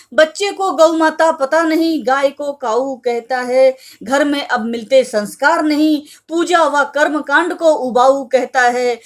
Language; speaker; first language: Hindi; native; Hindi